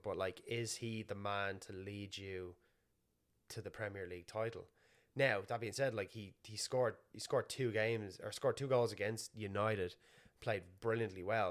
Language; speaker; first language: English; native; English